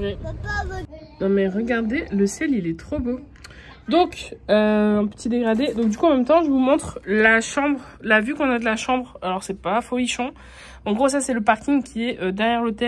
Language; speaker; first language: French; native; French